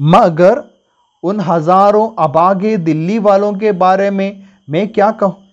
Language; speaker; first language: Hindi; non-native, local second language; Malayalam